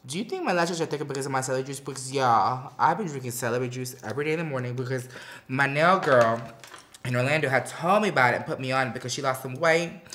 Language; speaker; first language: English; native; English